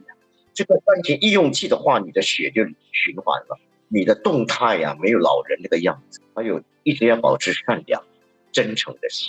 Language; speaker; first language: Chinese; native; Chinese